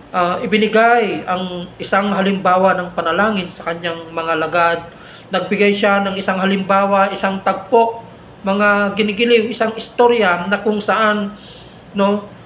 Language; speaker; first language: Filipino; native; Filipino